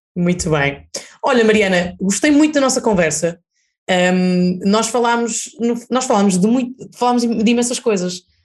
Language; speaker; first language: Portuguese; native; Portuguese